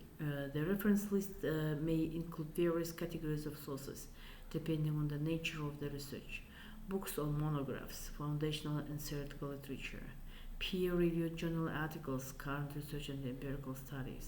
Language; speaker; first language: English; non-native, fluent; Kazakh